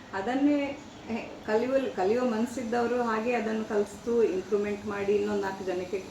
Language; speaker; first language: Kannada; non-native, local second language; Tulu